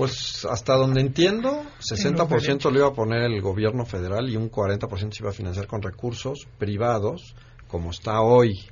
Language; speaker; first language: Spanish; native; Spanish